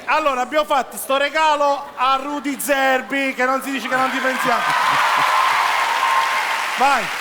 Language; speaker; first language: Italian; native; Italian